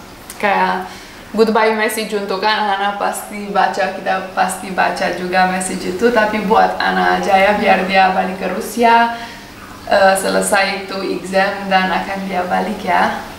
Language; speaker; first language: Indonesian; non-native, learner; Russian